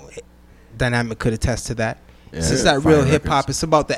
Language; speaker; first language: English; non-native, fluent; Arabic